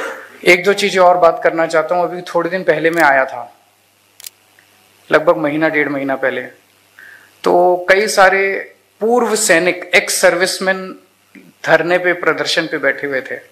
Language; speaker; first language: Hindi; native; Hindi